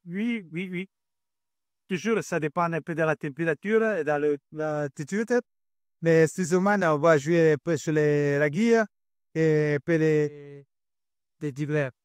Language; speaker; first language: French; non-native, learner; Italian